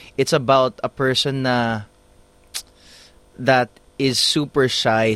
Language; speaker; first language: English; native; English